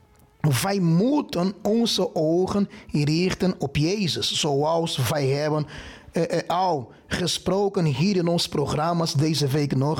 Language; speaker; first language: Dutch; non-native, fluent; Portuguese